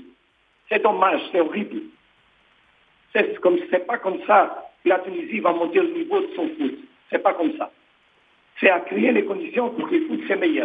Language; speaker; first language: French; non-native, learner; Portuguese